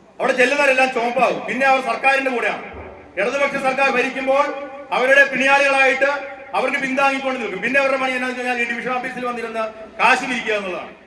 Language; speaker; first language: Malayalam; native; Malayalam